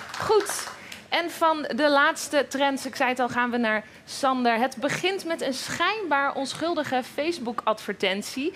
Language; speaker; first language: Dutch; native; Dutch